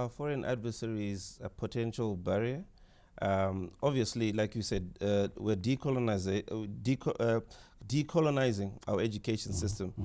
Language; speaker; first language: English; non-native, local second language; Shona